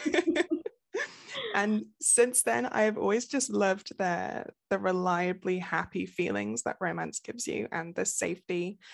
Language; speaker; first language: English; native; English